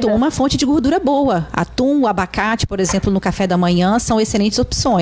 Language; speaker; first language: Portuguese; native; Portuguese